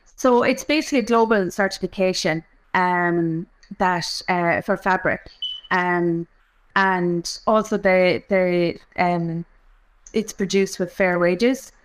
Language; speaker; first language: English; native; English